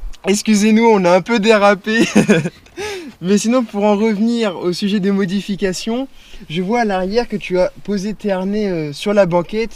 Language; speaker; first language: French; native; French